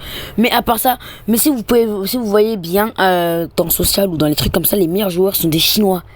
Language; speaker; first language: French; native; French